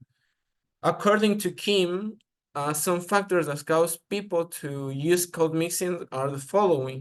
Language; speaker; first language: English; non-native, learner; Spanish